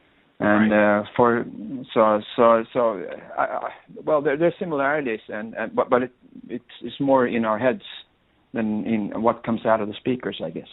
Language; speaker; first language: English; non-native, fluent; Swedish